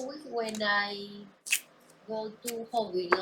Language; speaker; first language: English; non-native, learner; Spanish